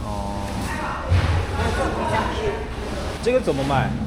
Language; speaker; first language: Chinese; non-native, fluent; Korean